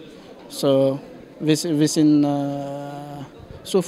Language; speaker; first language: German; non-native, learner; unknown